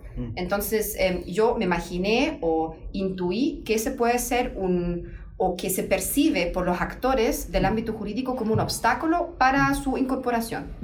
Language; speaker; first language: Spanish; non-native, fluent; German